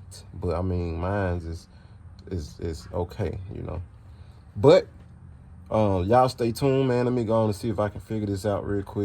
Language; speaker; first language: English; native; English